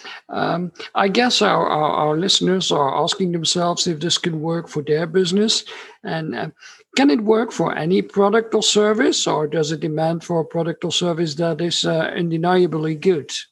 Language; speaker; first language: English; non-native, fluent; Dutch